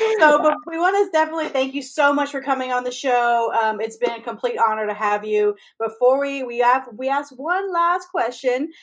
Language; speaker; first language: English; native; English